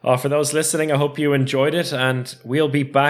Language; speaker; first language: English; native; English